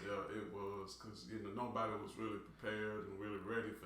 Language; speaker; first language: English; native; English